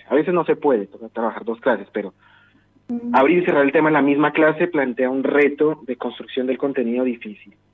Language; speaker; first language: Spanish; native; Spanish